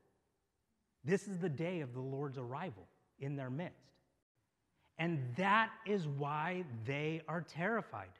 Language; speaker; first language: English; native; English